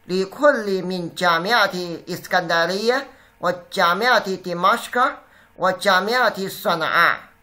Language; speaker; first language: Arabic; non-native, fluent; Chinese